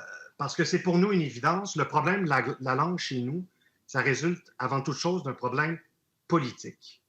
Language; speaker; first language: French; native; French